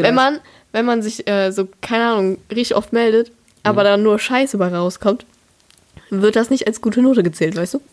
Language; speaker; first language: German; native; German